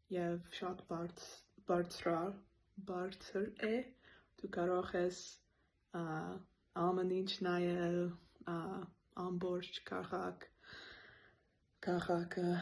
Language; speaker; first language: Armenian; non-native, learner; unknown